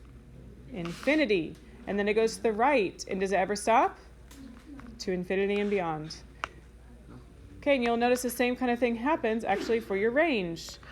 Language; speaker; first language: English; native; English